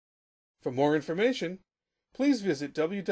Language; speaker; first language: English; native; English